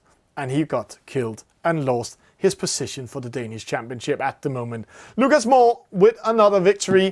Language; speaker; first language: English; non-native, fluent; Danish